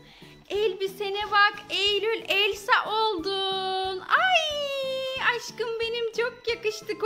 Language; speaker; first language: Turkish; native; Turkish